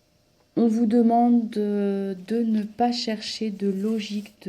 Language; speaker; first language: French; native; French